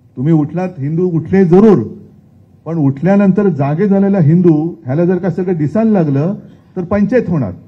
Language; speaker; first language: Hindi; non-native, local second language; Marathi